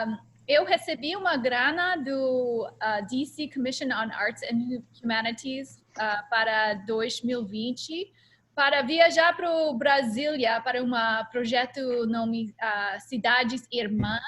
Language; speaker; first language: Portuguese; non-native, learner; English